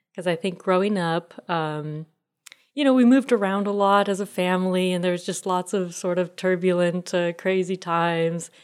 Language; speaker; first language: English; early bilingual, other home language; Italian